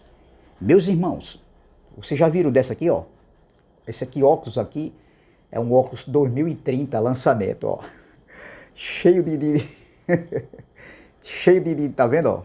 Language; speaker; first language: Portuguese; native; Portuguese